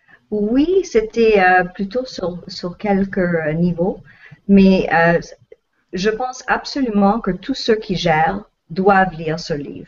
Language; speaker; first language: French; non-native, local second language; English